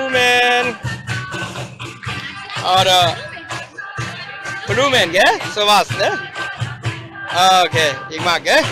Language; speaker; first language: German; non-native, learner; Lao